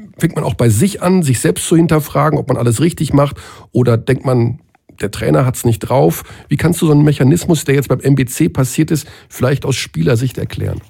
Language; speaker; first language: German; native; German